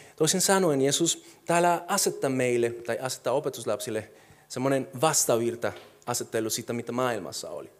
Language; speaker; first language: Finnish; non-native, fluent; Spanish